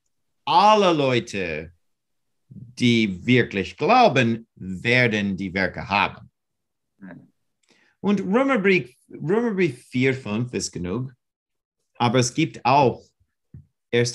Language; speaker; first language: German; non-native, fluent; English